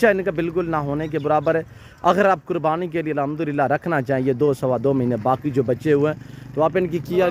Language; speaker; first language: Hindi; non-native, local second language; Saraiki